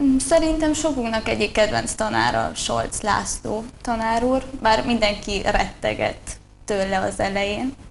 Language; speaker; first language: Hungarian; native; Hungarian